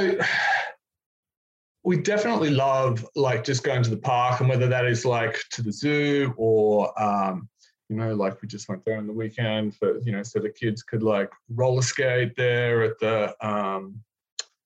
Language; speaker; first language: English; native; English